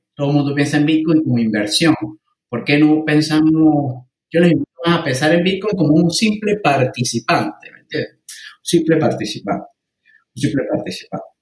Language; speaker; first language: Spanish; native; Spanish